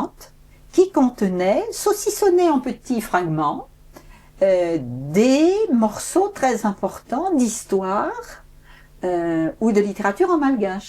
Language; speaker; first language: French; native; French